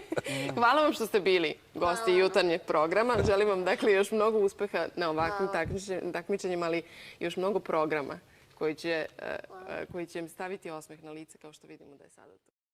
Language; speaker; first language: Bosnian; native; Bosnian